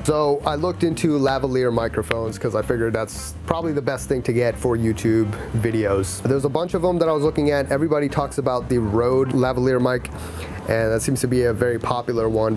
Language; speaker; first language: English; native; English